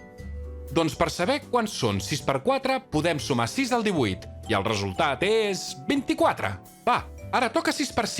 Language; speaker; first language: Catalan; native; Catalan